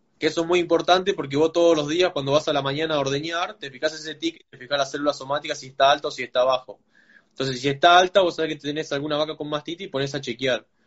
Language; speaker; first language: Spanish; native; Spanish